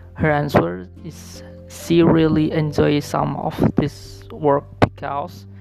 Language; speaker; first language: English; non-native, learner; Indonesian